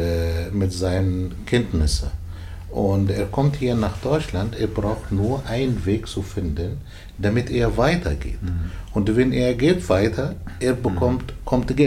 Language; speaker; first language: German; non-native, learner; Arabic